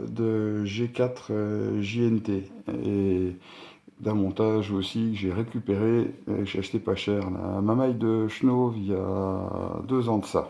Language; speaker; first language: French; native; French